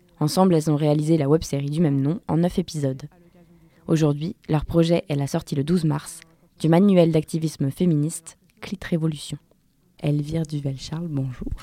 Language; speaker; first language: French; native; French